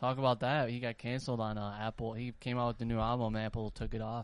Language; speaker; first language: English; native; English